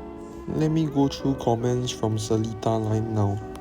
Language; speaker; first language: English; native; English